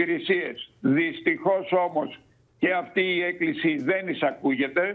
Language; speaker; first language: Greek; native; Greek